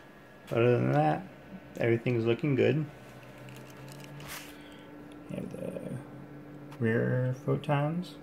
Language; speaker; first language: English; native; English